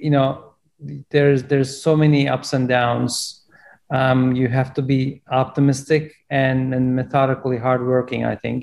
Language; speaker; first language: English; non-native, fluent; Turkish